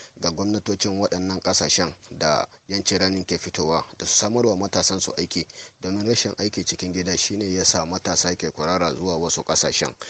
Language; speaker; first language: Hausa; native; Hausa